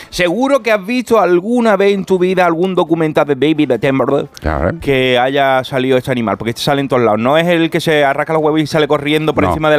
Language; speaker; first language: Spanish; native; Spanish